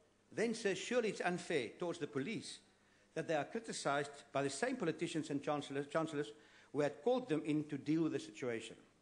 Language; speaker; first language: English; non-native, local second language; Afrikaans